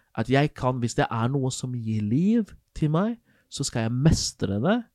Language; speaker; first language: Norwegian; non-native, fluent; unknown